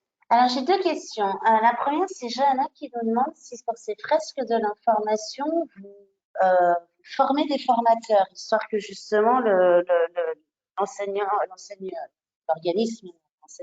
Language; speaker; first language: French; native; French